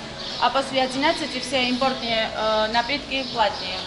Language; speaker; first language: Russian; non-native, learner; Turkish